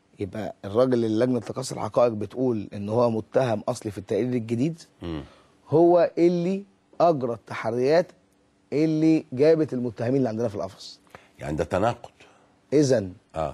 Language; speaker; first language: Arabic; native; Arabic